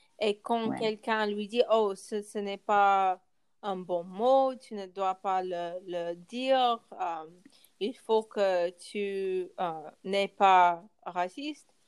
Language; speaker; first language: French; non-native, learner; English